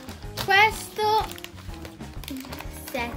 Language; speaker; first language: Italian; non-native, learner; English